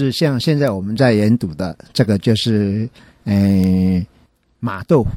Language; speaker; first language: Chinese; native; Chinese